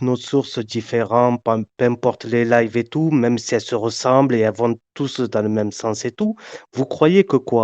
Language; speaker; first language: French; native; French